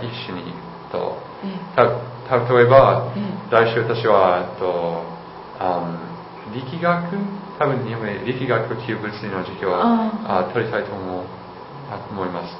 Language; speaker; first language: Japanese; non-native, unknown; English